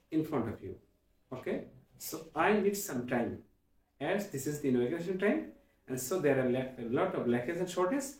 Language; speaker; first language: English; non-native, local second language; Bangla